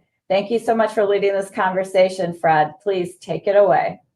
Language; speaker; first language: English; native; English